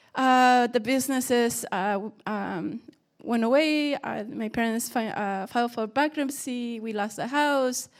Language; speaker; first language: English; early bilingual, other home language; Spanish